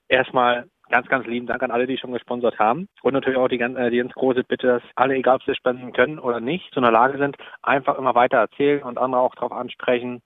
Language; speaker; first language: German; native; German